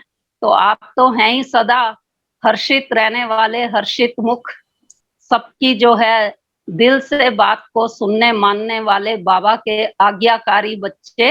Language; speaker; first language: Hindi; native; Hindi